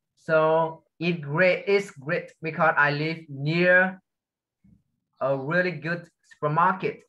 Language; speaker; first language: English; non-native, learner; Vietnamese